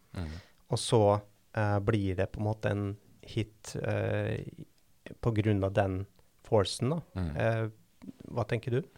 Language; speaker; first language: Norwegian; native; Norwegian